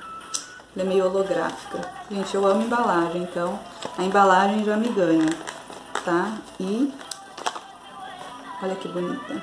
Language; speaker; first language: Portuguese; native; Portuguese